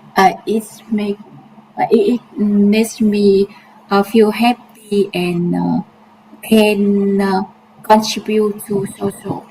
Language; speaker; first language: English; non-native, learner; Vietnamese